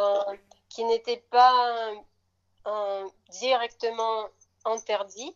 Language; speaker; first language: French; non-native, fluent; Russian